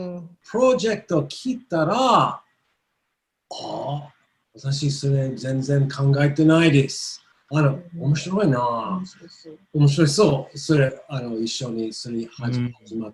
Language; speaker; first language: Japanese; non-native, learner; English